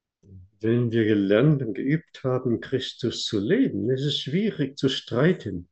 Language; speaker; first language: German; non-native, fluent; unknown